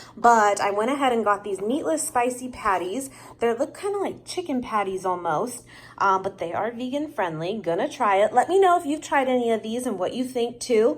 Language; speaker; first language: English; native; English